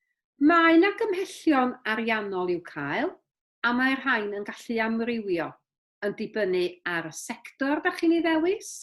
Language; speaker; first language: Welsh; native; Welsh